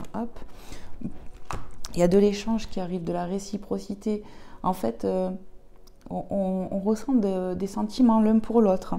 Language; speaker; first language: French; native; French